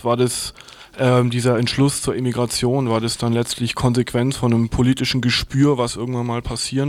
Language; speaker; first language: German; native; German